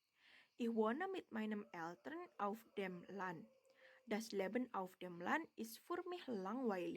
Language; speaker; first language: German; non-native, learner; Indonesian